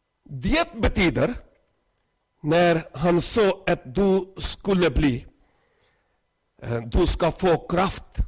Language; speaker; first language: Swedish; non-native, learner; Urdu